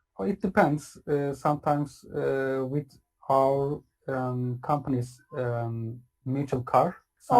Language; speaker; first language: English; non-native, fluent; Turkish